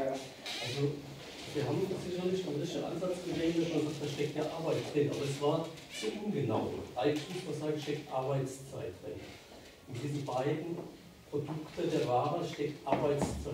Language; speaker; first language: German; native; German